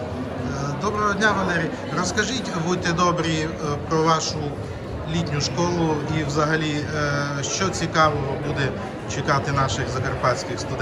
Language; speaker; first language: Ukrainian; native; Ukrainian